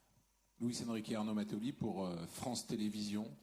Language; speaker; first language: French; native; French